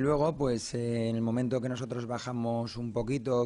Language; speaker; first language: Spanish; native; Spanish